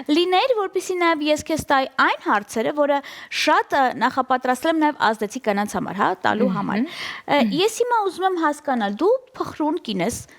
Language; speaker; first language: Armenian; native; Armenian